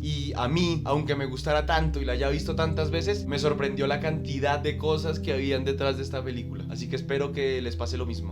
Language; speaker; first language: Spanish; native; Spanish